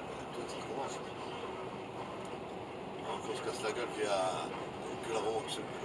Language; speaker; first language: French; native; French